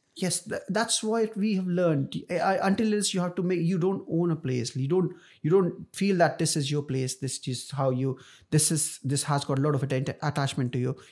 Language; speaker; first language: English; non-native, local second language; Punjabi